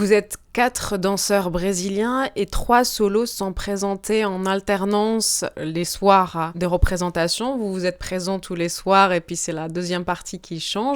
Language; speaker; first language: French; native; French